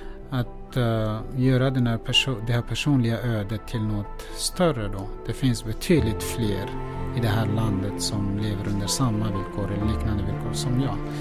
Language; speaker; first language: Swedish; non-native, fluent; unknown